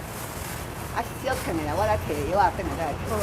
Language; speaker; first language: Chinese; native; Chinese